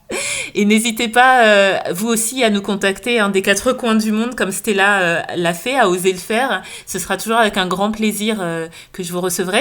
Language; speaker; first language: French; native; French